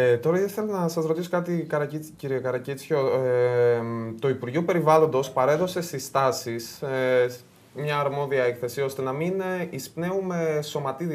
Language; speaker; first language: Greek; native; Greek